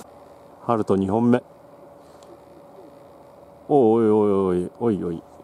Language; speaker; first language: Japanese; native; Japanese